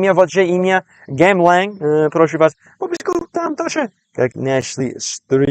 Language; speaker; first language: Russian; non-native, learner; English